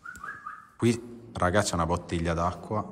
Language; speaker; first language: Italian; native; Italian